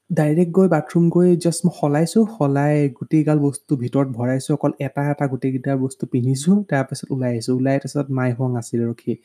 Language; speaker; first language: Assamese; native; Assamese